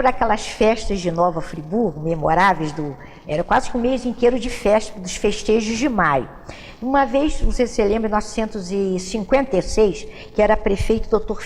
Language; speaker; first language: Portuguese; native; Portuguese